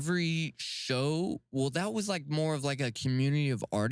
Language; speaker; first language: English; native; English